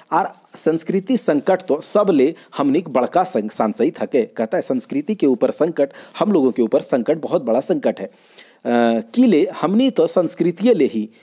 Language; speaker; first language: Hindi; non-native, local second language; Magahi